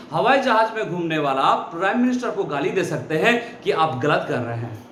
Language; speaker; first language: Hindi; non-native, local second language; Bangla